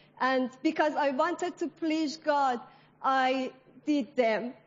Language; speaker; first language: English; non-native, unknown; Persian